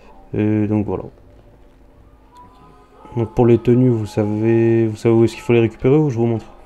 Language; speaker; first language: French; native; French